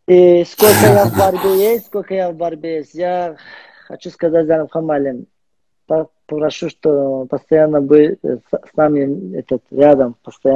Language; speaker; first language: Russian; non-native, learner; Azerbaijani